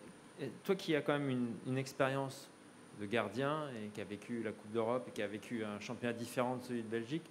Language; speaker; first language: French; native; French